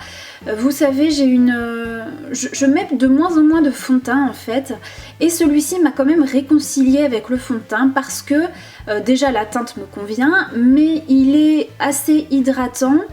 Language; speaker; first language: French; native; French